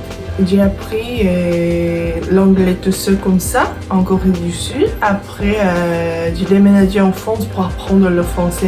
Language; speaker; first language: French; non-native, fluent; Korean